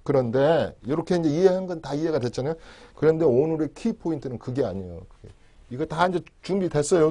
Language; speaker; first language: Korean; native; Korean